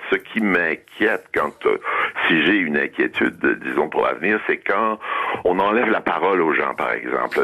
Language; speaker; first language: French; native; French